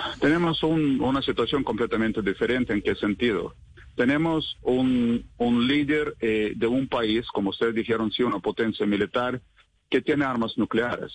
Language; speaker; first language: Spanish; non-native, fluent; Russian